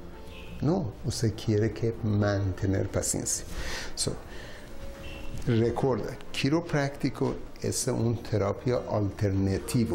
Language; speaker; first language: Spanish; non-native, learner; Persian